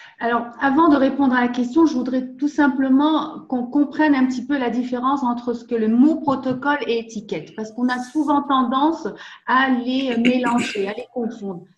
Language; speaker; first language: French; non-native, local second language; Arabic